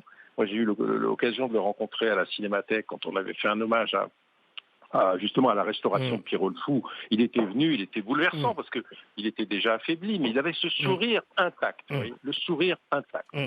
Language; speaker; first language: French; native; French